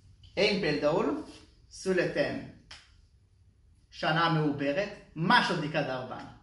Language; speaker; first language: Hungarian; non-native, learner; Hebrew